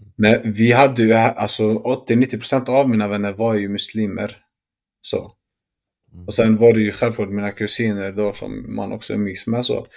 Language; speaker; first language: Swedish; early bilingual, other home language; Arabic